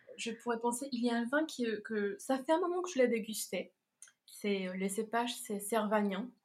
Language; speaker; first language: French; non-native, fluent; Spanish